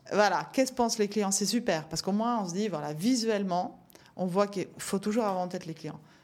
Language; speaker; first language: French; non-native, fluent; Norwegian